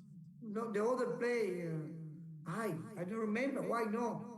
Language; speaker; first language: English; non-native, learner; Spanish